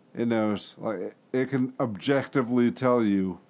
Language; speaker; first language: English; native; English